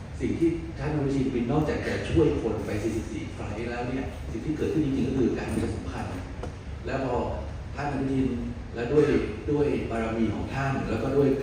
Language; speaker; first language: Thai; native; Thai